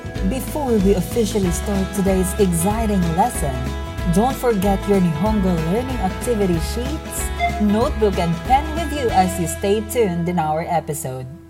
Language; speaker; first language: English; non-native, local second language; Cebuano